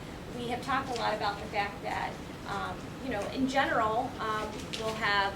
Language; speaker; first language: English; native; English